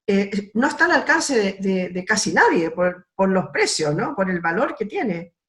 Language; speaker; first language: Spanish; native; Spanish